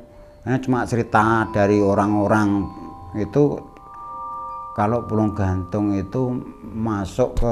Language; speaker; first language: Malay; non-native, local second language; Javanese